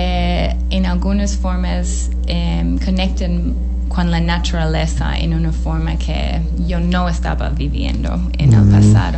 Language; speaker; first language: Spanish; non-native, fluent; English